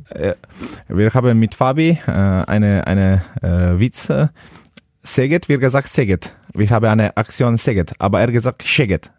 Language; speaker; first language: German; non-native, learner; Slovenian